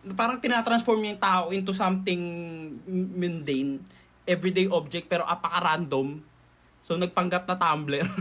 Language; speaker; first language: Filipino; native; Filipino